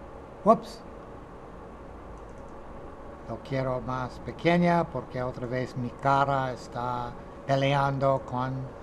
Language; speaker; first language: Spanish; non-native, fluent; English